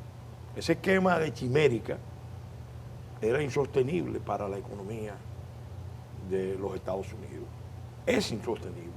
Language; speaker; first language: Spanish; native; Spanish